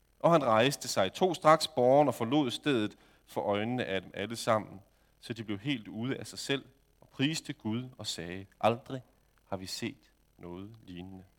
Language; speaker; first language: Danish; native; Danish